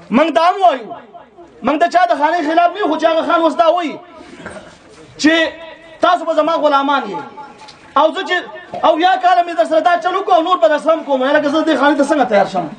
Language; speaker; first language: Pashto; non-native, local second language; Gujari